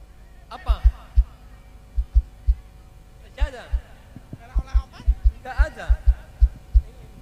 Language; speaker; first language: Indonesian; non-native, learner; Arabic